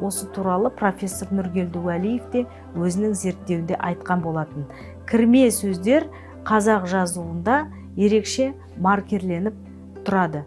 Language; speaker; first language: Kazakh; native; Kazakh